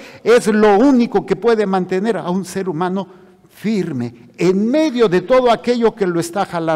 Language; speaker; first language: Spanish; native; Spanish